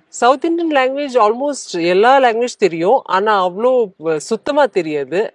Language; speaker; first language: Tamil; non-native, local second language; Tibetan